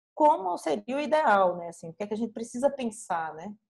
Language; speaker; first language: Portuguese; native; Portuguese